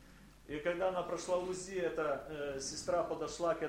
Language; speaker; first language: Polish; non-native, learner; Russian